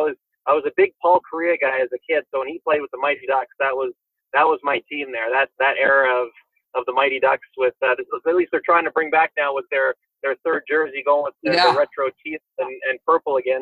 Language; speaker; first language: English; native; English